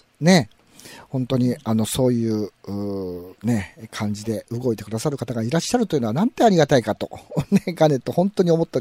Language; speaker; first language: Japanese; native; Japanese